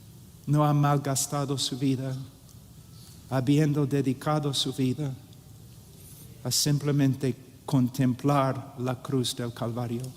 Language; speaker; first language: Spanish; non-native, fluent; English